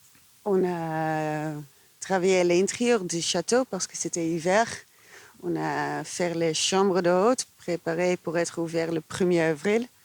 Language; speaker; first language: French; non-native, fluent; Dutch